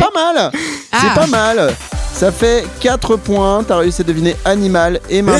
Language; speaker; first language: French; native; French